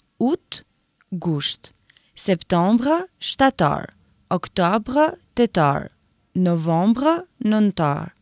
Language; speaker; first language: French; non-native, fluent; Albanian